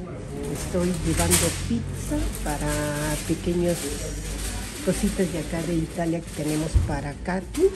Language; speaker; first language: Spanish; native; Spanish